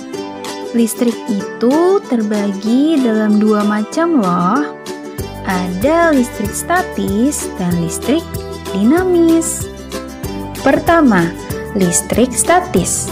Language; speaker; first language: Indonesian; native; Indonesian